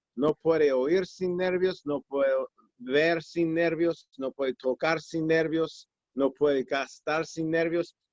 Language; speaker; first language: Spanish; non-native, learner; English